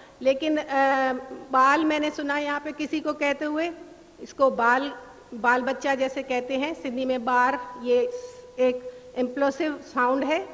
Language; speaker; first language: Urdu; non-native, local second language; Sindhi